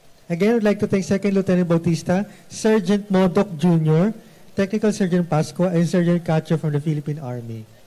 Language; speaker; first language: English; non-native, local second language; Filipino